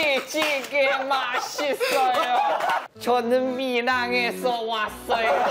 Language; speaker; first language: Korean; non-native, learner; Chinese